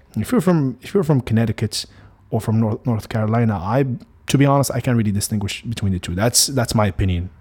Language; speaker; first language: English; non-native, fluent; Arabic